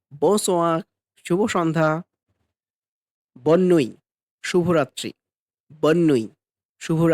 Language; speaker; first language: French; non-native, fluent; Bangla